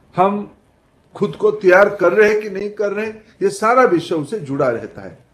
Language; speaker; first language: Hindi; non-native, local second language; Odia